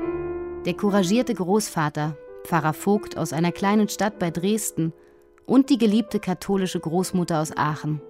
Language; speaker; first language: German; native; German